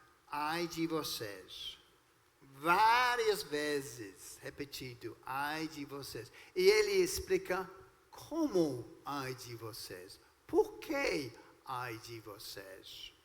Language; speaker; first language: Portuguese; non-native, fluent; English